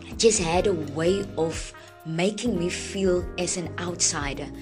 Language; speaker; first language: English; non-native, local second language; Afrikaans